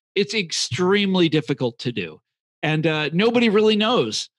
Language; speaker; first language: English; native; English